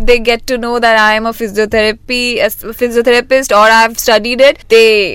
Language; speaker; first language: English; non-native, local second language; Hindi